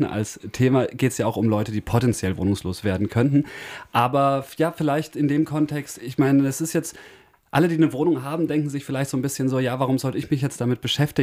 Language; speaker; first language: German; native; German